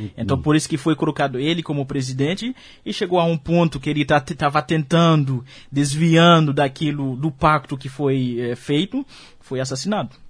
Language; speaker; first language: Portuguese; non-native, fluent; Haitian Creole